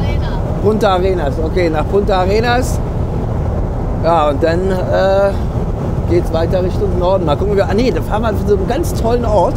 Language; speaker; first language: German; native; German